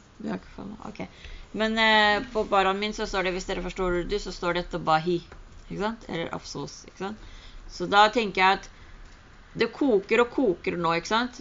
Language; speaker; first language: Norwegian; early bilingual, other home language; Urdu